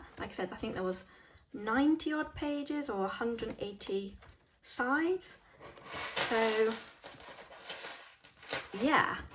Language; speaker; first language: English; native; English